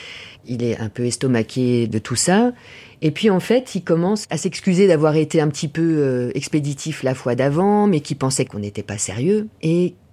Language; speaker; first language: French; native; French